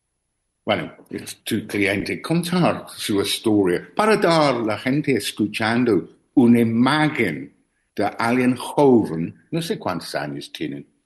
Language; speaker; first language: Spanish; non-native, learner; English